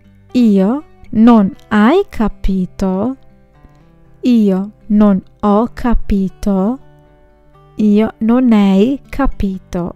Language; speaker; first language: Italian; non-native, fluent; Sinhala